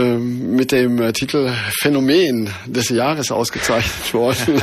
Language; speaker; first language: German; native; German